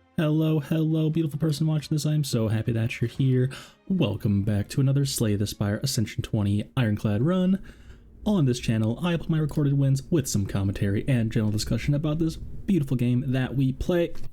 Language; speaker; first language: English; native; English